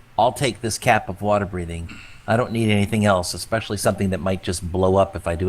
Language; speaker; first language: English; native; English